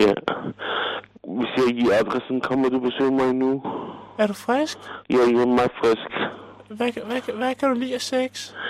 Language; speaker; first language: Danish; non-native, learner; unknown